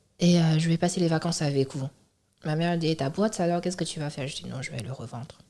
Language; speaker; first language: French; non-native, fluent; Chinese